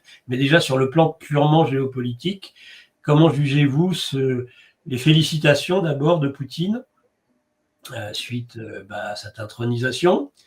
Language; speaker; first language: French; native; French